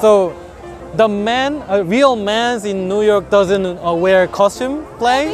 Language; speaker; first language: English; non-native, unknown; Korean